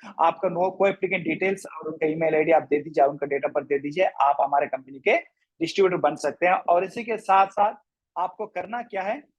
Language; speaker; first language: Hindi; non-native, local second language; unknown